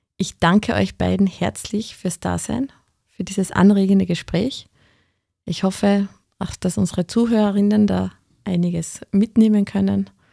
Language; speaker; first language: German; native; German